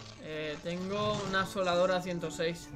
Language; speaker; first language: Spanish; native; Spanish